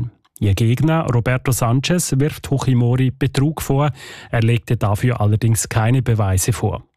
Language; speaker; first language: German; native; German